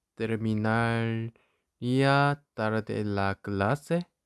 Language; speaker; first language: Spanish; non-native, learner; Korean